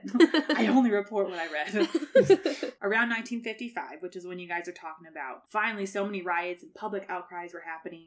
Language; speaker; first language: English; native; English